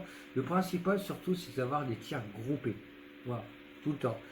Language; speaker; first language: French; native; French